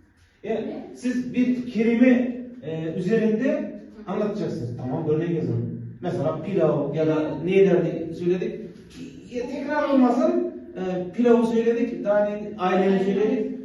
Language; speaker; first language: Turkish; non-native, fluent; Uzbek